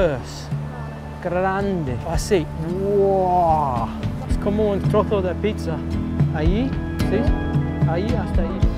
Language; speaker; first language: Spanish; non-native, learner; English